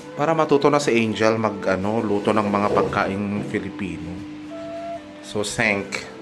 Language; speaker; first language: Filipino; non-native, local second language; Cebuano